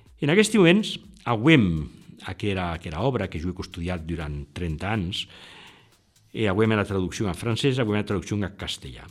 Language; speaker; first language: Catalan; non-native, local second language; Occitan